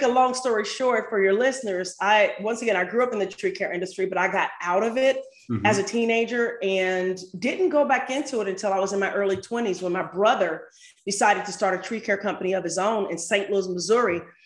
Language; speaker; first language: English; native; English